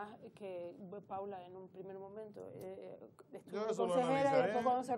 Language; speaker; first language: Spanish; native; Spanish